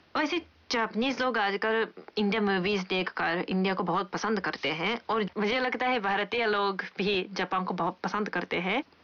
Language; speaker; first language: Hindi; non-native, fluent; Japanese